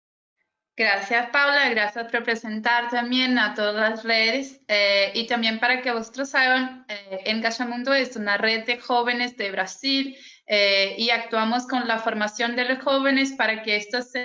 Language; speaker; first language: Spanish; non-native, fluent; Portuguese